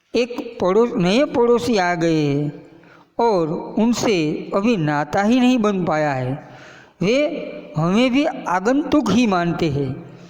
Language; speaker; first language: Hindi; non-native, local second language; Gujarati